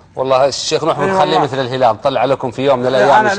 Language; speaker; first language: Arabic; native; Arabic